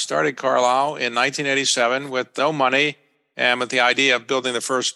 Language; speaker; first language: English; native; English